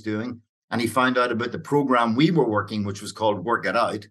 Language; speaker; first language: English; native; English